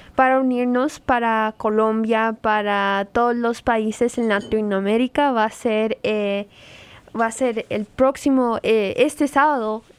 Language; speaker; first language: Spanish; native; Spanish